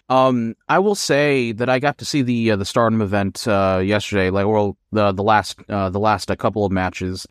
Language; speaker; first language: English; non-native, local second language; Filipino